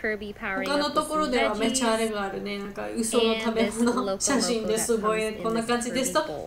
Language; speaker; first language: Japanese; non-native, learner; Georgian